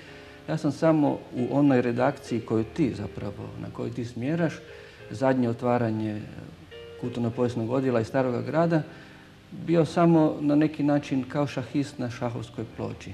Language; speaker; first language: Croatian; native; Croatian